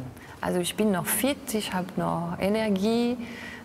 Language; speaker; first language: German; non-native, fluent; French